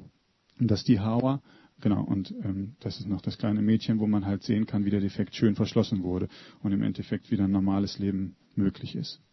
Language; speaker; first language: German; native; German